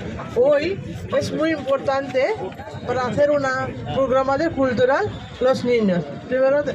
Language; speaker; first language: Spanish; non-native, learner; Telugu